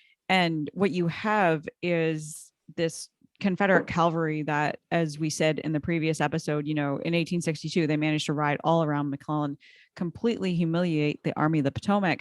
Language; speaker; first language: English; native; English